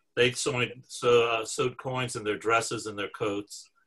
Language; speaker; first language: English; native; English